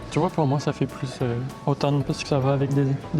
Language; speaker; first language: French; native; French